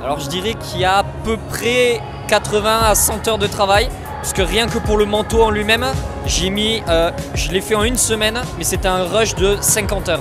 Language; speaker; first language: French; native; French